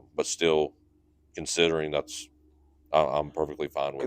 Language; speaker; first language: English; native; English